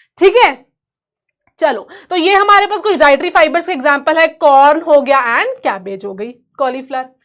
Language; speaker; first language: Hindi; native; Hindi